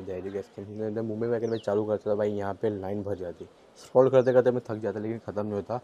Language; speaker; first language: Hindi; non-native, local second language; Gujarati